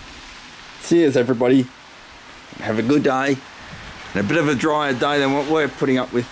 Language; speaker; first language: English; native; English